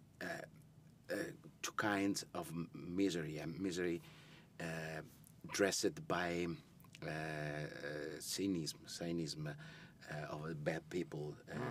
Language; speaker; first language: English; non-native, learner; Italian